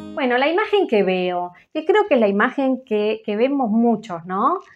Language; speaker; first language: Spanish; native; Spanish